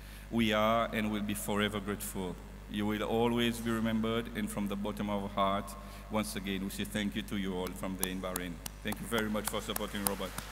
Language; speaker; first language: English; non-native, local second language; Seselwa Creole French